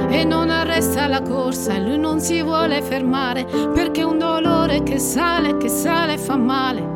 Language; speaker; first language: Italian; native; Italian